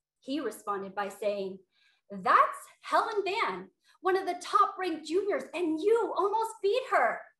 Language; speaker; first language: English; native; English